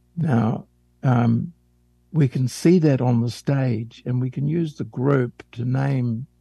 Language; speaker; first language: English; native; English